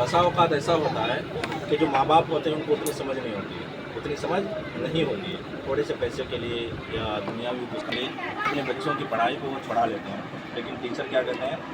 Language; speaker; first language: Urdu; native; Urdu